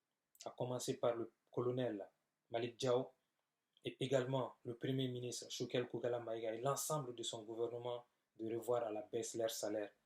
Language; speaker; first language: French; non-native, local second language; Bambara